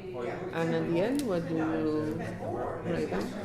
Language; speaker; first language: English; non-native, learner; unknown